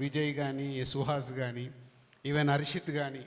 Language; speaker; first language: Telugu; native; Telugu